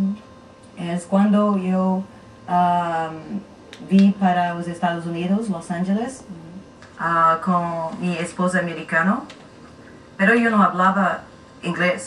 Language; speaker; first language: Spanish; non-native, learner; Portuguese